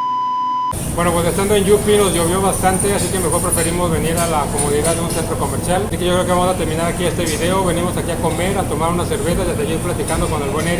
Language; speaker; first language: Spanish; native; Spanish